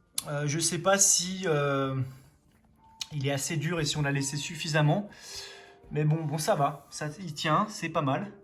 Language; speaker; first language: French; native; French